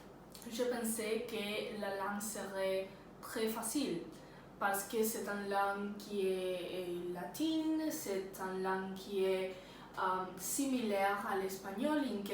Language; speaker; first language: French; non-native, learner; Spanish